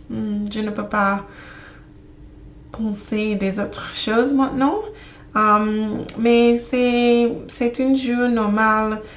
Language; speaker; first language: French; non-native, learner; English